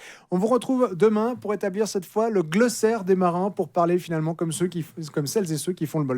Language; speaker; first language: French; native; French